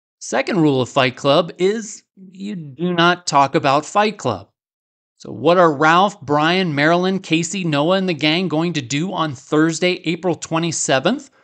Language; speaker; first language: English; native; English